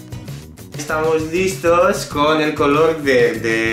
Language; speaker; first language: Spanish; non-native, fluent; Italian